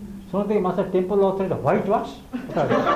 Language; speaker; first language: Japanese; non-native, learner; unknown